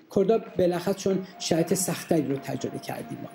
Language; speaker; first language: Persian; native; Persian